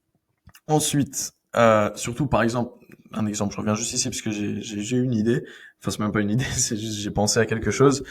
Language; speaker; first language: French; native; French